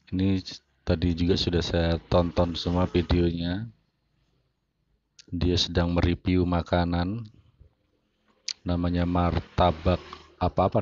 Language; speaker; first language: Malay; non-native, local second language; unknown